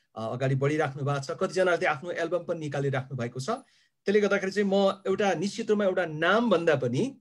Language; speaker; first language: Nepali; non-native, local second language; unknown